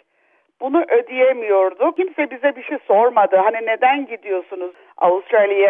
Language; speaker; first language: Turkish; early bilingual, other home language; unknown